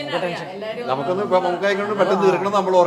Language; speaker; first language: Malayalam; native; Malayalam